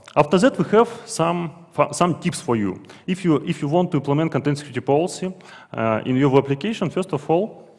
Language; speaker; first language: English; non-native, fluent; Russian